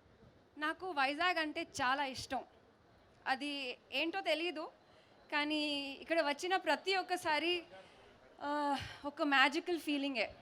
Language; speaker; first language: Telugu; non-native, local second language; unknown